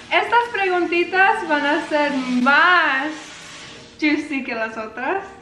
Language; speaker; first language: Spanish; early bilingual, heritage; Spanish